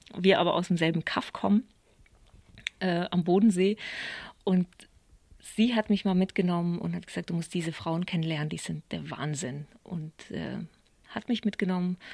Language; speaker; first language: German; early bilingual, other home language; Polish